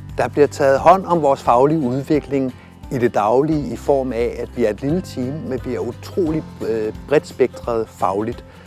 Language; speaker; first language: Danish; native; Danish